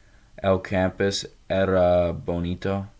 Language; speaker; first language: Spanish; non-native, learner; English